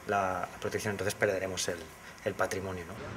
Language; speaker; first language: Spanish; native; Spanish